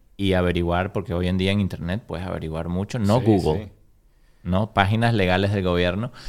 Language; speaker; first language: Spanish; native; Spanish